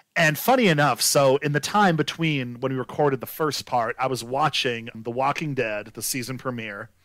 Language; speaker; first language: English; native; English